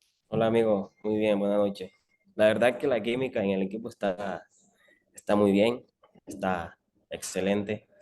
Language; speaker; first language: Spanish; native; Spanish